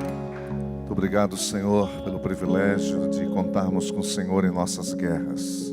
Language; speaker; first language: Portuguese; native; Portuguese